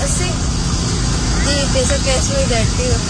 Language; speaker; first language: Spanish; early bilingual, heritage; Spanish